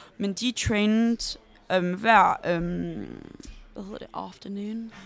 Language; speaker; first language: Danish; early bilingual, heritage; Danish